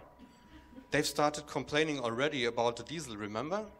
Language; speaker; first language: English; non-native, fluent; German